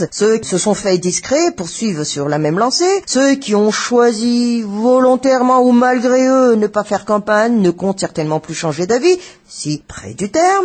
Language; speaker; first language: French; non-native, local second language; Malagasy